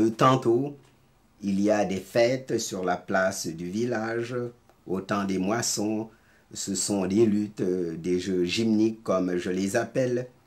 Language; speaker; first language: French; non-native, local second language; Serer